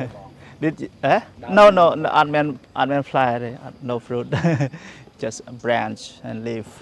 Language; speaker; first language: English; non-native, learner; Khmer